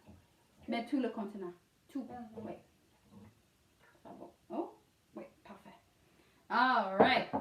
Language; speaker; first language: French; non-native, learner; English